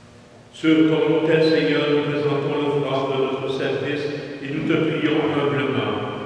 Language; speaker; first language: French; native; French